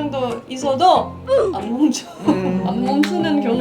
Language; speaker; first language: Korean; non-native, learner; Indonesian